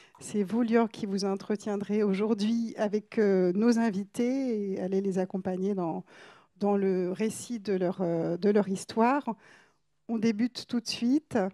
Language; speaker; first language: French; native; French